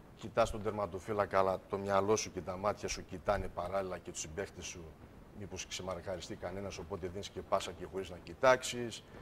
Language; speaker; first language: Greek; early bilingual, heritage; Greek